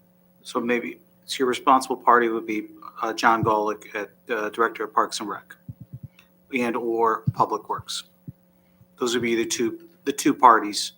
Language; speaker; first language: English; native; English